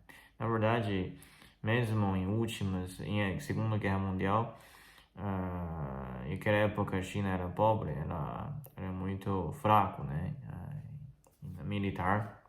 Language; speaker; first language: Portuguese; non-native, fluent; Chinese